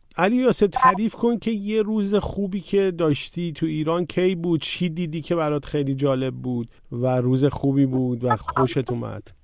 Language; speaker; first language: Persian; native; Persian